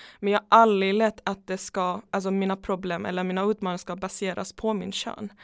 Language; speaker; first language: Swedish; non-native, fluent; Persian